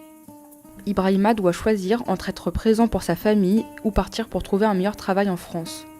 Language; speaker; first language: French; native; French